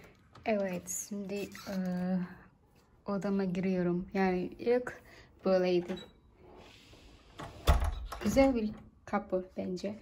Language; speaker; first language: Turkish; non-native, learner; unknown